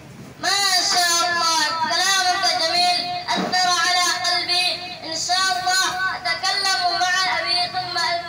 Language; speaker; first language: Arabic; non-native, learner; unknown